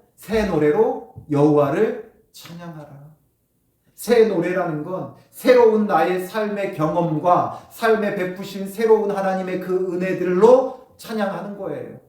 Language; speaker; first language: Korean; native; Korean